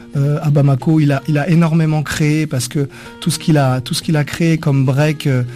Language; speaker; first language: French; native; French